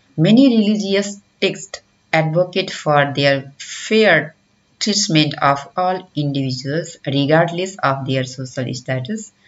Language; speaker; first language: English; non-native, local second language; Nepali